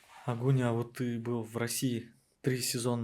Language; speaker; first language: Russian; native; Russian